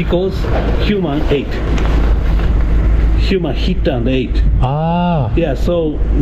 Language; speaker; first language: English; non-native, learner; Japanese